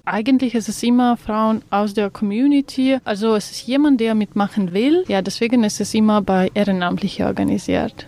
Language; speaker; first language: German; non-native, learner; Russian